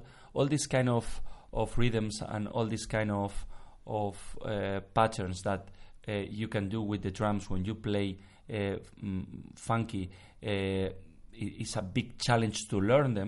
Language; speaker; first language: English; non-native, fluent; Spanish